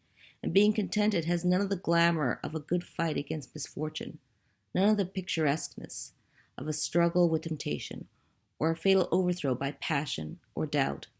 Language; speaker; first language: English; native; English